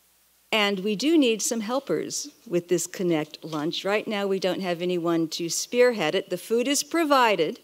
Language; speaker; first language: English; native; English